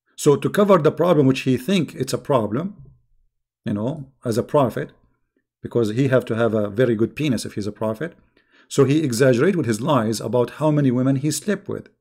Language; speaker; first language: English; non-native, fluent; Arabic